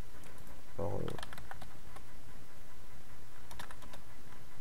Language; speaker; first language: French; native; French